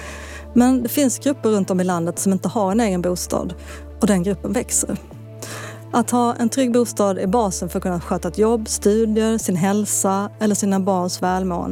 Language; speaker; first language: Swedish; native; Swedish